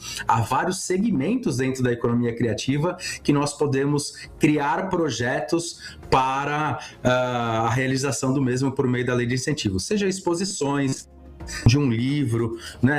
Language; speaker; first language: Portuguese; native; Portuguese